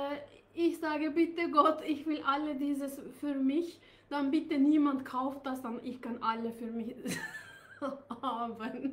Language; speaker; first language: German; non-native, learner; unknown